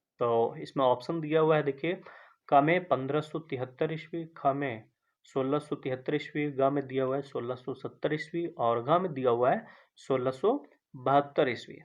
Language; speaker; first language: Hindi; native; Hindi